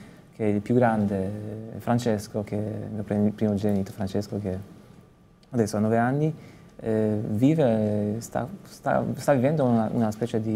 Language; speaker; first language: Italian; non-native, fluent; Polish